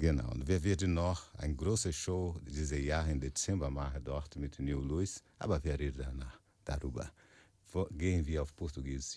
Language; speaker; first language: German; non-native, learner; Portuguese